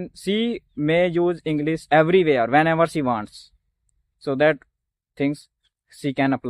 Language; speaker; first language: English; non-native, learner; Hindi